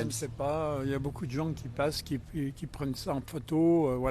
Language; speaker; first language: French; native; French